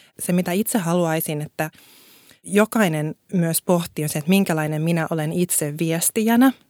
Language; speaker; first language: Finnish; non-native, local second language; Swedish